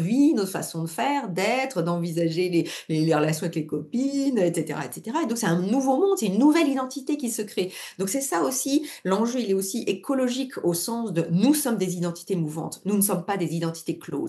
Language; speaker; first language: French; native; French